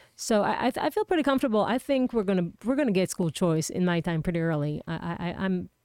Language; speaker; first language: English; non-native, fluent; Hebrew